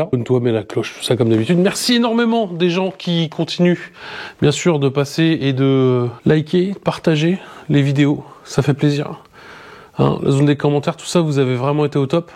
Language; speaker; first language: French; native; French